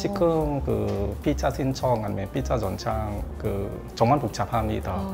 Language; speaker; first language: Korean; non-native, learner; Vietnamese